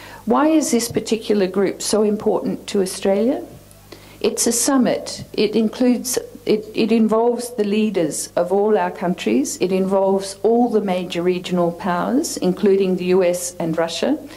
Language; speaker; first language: English; native; English